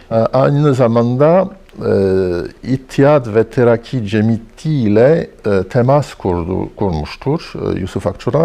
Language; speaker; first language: Turkish; non-native, fluent; French